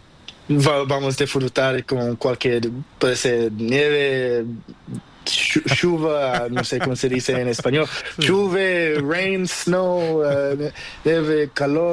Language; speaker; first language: Spanish; non-native, learner; Portuguese